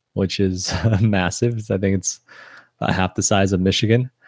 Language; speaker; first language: English; early bilingual, other home language; Chinese